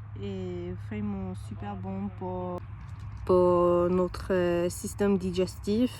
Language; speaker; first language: French; non-native, learner; English